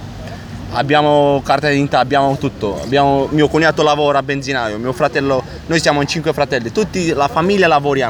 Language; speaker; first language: Italian; early bilingual, other home language; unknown